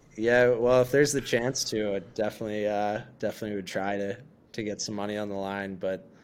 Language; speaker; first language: English; native; English